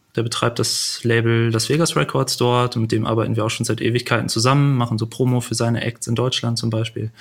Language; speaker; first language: German; native; German